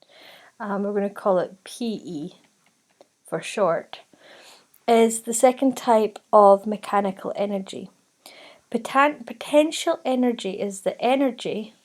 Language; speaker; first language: English; native; English